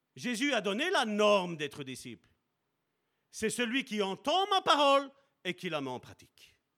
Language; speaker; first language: French; early bilingual, other home language; Italian